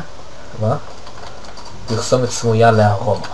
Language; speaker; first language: Hebrew; native; Hebrew